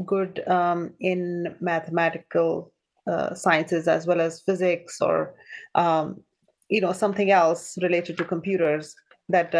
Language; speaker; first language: English; non-native, local second language; Punjabi